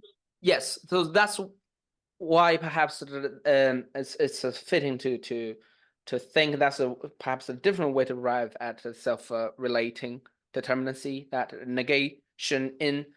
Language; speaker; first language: English; non-native, fluent; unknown